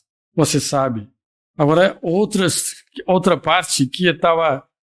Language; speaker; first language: Portuguese; non-native, fluent; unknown